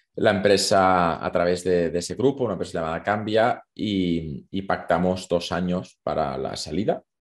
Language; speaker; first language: Spanish; native; Spanish